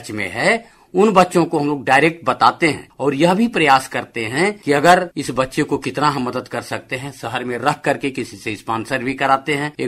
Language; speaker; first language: Hindi; native; Hindi